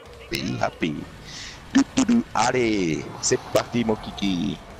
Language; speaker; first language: French; native; French